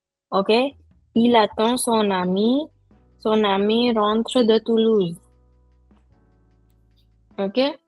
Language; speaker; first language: French; non-native, fluent; Hindi